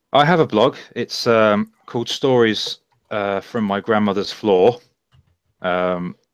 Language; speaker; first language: English; native; English